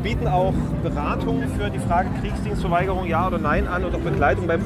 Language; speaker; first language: German; native; German